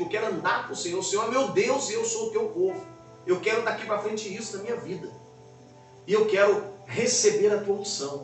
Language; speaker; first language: Portuguese; native; Portuguese